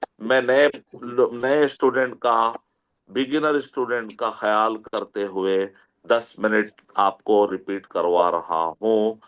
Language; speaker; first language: Urdu; native; Urdu